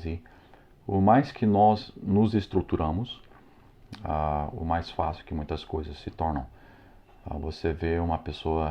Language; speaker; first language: Portuguese; non-native, fluent; English